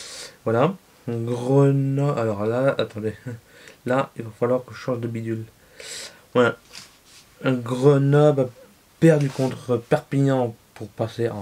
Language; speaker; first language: French; native; French